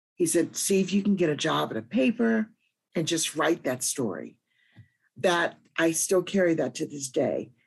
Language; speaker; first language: English; native; English